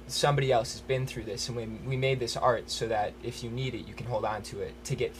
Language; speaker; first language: English; native; English